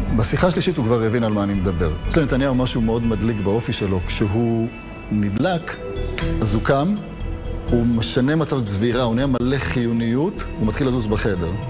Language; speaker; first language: Hebrew; native; Hebrew